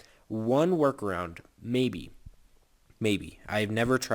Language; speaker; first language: English; native; English